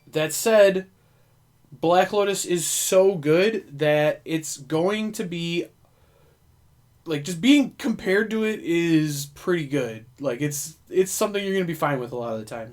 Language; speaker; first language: English; native; English